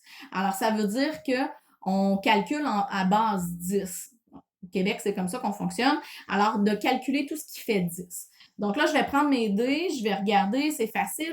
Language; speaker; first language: French; native; French